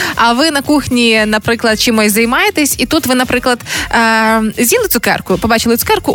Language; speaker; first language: Ukrainian; native; Ukrainian